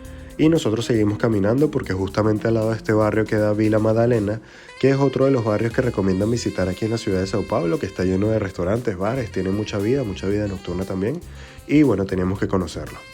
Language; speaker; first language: Spanish; native; Spanish